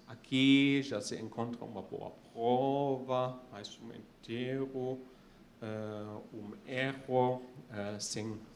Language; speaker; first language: Portuguese; non-native, fluent; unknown